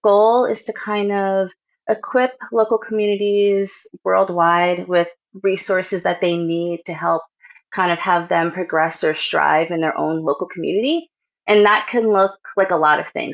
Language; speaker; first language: English; native; English